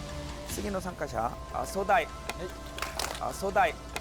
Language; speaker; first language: Japanese; non-native, learner; Korean